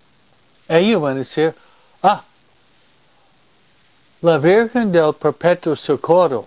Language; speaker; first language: Spanish; non-native, fluent; English